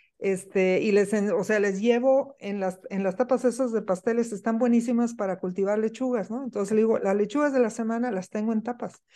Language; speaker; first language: Spanish; native; Spanish